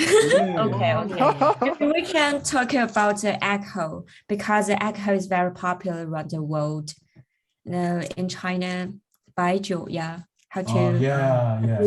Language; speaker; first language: English; non-native, learner; Chinese